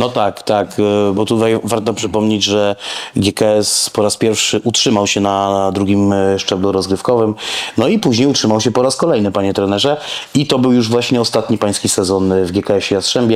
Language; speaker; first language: Polish; native; Polish